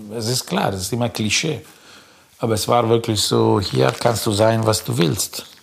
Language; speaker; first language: German; non-native, fluent; Italian